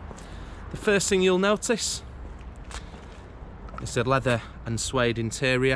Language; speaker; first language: English; native; English